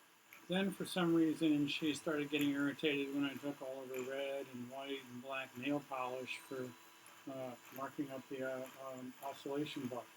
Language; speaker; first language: English; native; English